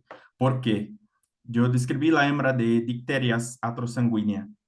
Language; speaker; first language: Spanish; non-native, fluent; Portuguese